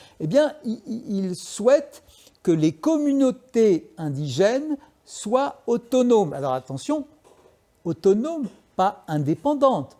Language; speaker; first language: French; native; French